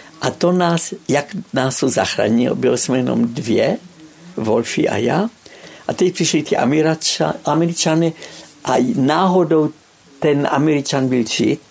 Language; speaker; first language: Czech; native; Czech